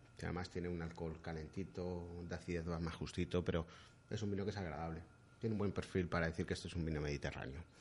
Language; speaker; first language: Spanish; native; Spanish